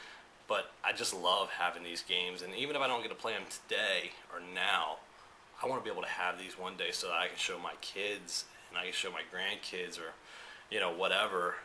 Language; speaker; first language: English; early bilingual, other home language; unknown